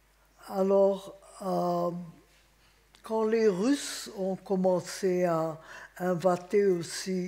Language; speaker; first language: French; non-native, fluent; Hungarian